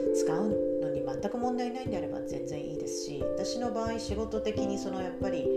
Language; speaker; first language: Japanese; early bilingual, other home language; Chinese